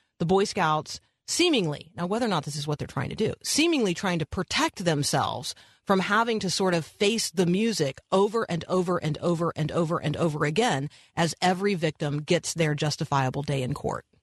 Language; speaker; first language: English; native; English